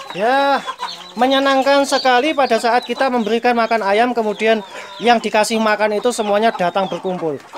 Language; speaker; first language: Indonesian; native; Indonesian